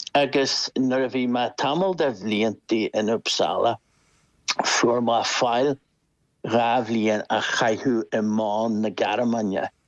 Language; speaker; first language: Irish; non-native, local second language; English